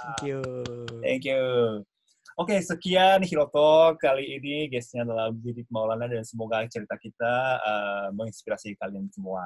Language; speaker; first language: Indonesian; non-native, fluent; Japanese